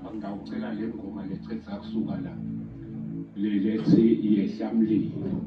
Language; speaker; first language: Zulu; non-native, local second language; Swati